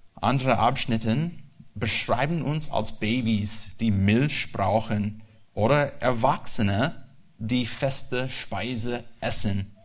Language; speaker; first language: German; non-native, learner; English